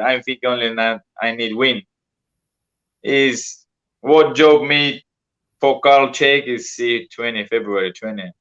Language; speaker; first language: English; non-native, learner; Russian